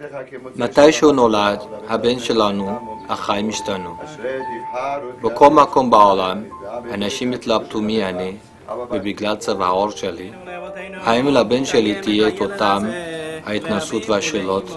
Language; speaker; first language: Hebrew; early bilingual, other home language; Amharic